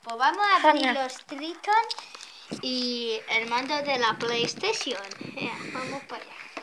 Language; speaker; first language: Spanish; native; Spanish